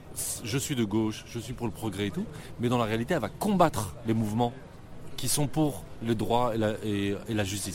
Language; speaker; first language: French; native; French